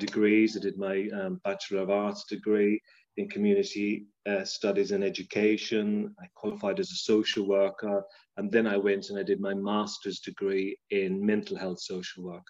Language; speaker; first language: English; native; English